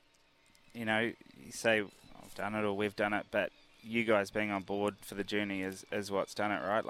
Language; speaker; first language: English; native; English